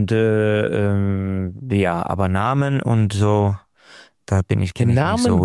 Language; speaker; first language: German; non-native, learner; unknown